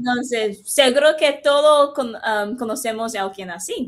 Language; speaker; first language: Spanish; non-native, fluent; Chinese